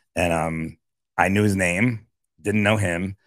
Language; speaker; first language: English; native; English